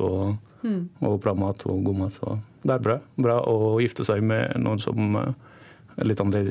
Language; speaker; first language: Norwegian; non-native, learner; Arabic